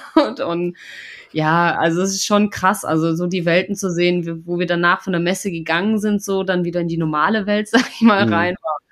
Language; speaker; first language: German; non-native, fluent; Russian